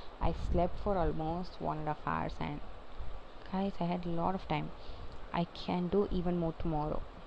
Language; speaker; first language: English; non-native, local second language; Tamil